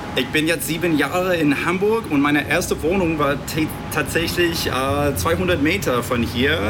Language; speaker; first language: German; non-native, learner; English